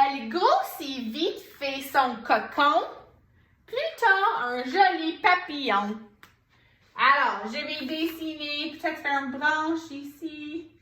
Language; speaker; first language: French; non-native, fluent; English